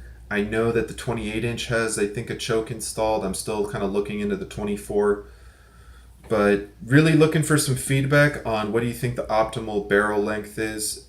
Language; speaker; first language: English; native; English